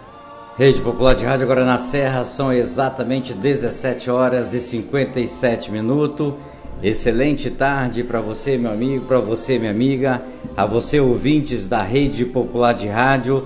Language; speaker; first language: Portuguese; native; Portuguese